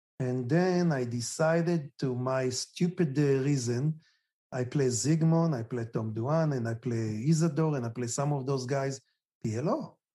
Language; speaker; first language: English; non-native, fluent; Hebrew